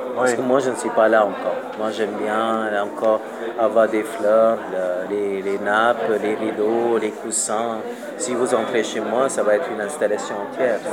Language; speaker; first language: French; non-native, learner; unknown